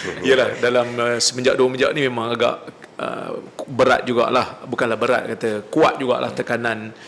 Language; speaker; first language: Malay; native; Malay